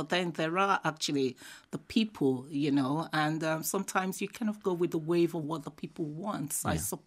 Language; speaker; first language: English; non-native, local second language; Igbo